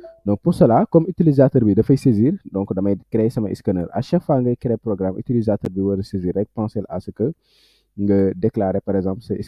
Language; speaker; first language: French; non-native, local second language; Wolof